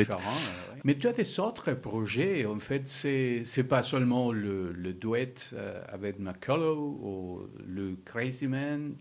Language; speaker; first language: French; non-native, learner; Spanish